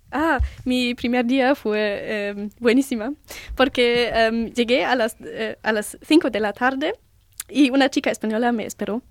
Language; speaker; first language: Spanish; non-native, learner; German